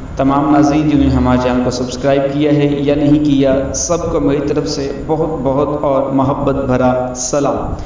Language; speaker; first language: Urdu; non-native, local second language; Punjabi